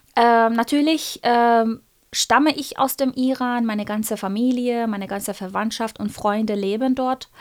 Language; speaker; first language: German; non-native, fluent; Persian